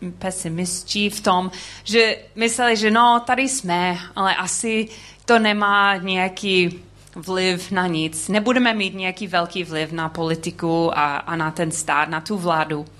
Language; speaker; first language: Czech; non-native, learner; English